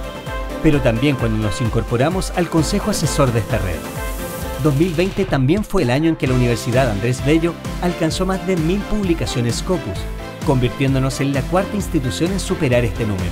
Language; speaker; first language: Spanish; native; Spanish